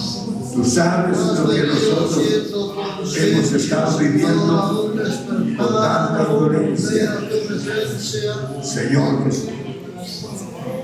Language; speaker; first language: Spanish; native; Spanish